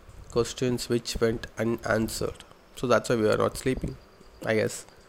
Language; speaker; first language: English; non-native, local second language; Tamil